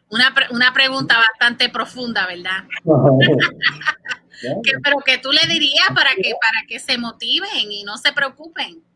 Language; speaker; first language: Spanish; early bilingual, heritage; Spanish